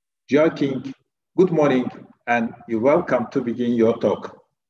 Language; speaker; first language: English; non-native, fluent; Turkish